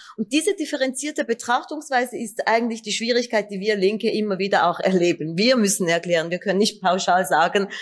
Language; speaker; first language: German; early bilingual, other home language; Kurdish